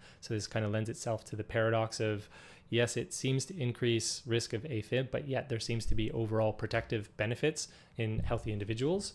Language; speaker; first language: English; native; English